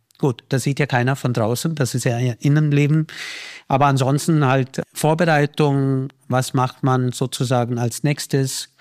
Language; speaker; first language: German; non-native, fluent; Hindi